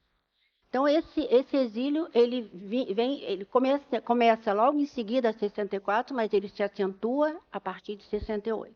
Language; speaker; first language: Portuguese; native; Portuguese